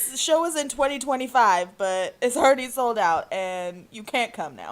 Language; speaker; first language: English; native; English